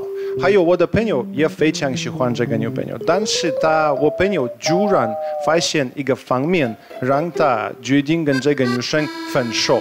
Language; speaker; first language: Chinese; non-native, fluent; Russian